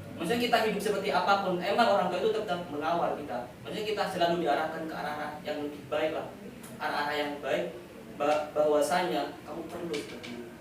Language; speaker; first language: Indonesian; non-native, local second language; Madurese